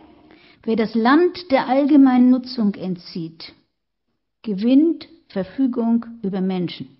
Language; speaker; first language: German; native; German